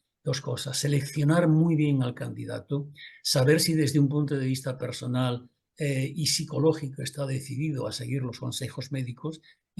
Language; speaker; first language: Spanish; native; Spanish